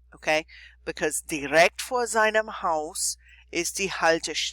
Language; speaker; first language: German; non-native, fluent; English